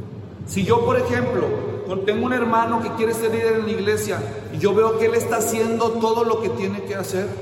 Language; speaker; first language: Spanish; native; Spanish